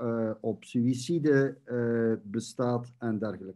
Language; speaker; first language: Dutch; native; Dutch